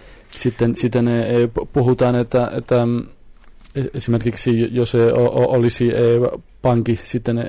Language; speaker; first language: Finnish; non-native, fluent; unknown